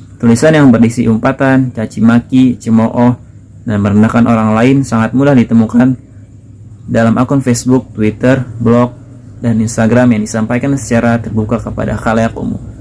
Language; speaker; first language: Indonesian; native; Indonesian